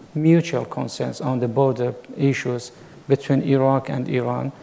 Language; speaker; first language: English; non-native, fluent; Kurdish